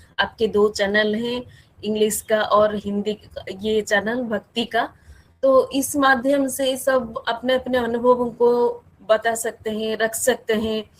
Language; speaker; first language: Hindi; non-native, local second language; Odia